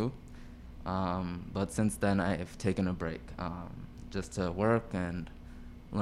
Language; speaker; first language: English; native; English